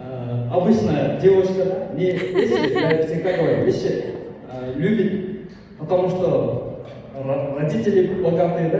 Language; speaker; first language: Russian; non-native, local second language; Kyrgyz